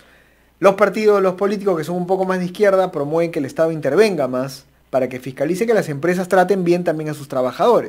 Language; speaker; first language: Spanish; native; Spanish